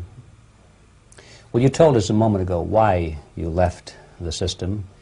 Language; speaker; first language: English; native; English